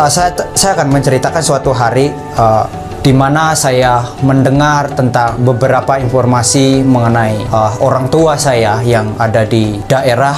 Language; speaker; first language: Indonesian; non-native, local second language; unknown